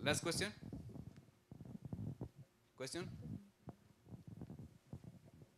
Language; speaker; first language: English; non-native, learner; Spanish